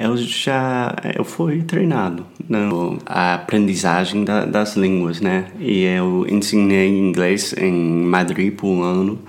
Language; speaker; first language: Portuguese; non-native, fluent; English